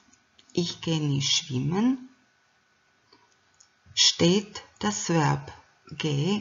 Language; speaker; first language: German; non-native, fluent; Croatian